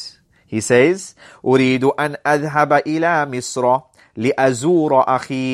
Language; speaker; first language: Arabic; non-native, fluent; English